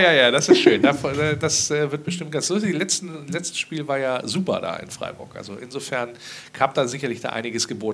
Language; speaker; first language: German; native; German